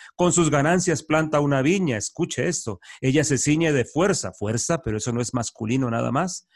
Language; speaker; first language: Spanish; native; Spanish